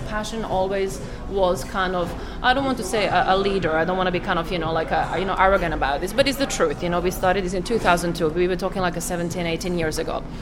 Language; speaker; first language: English; non-native, fluent; Croatian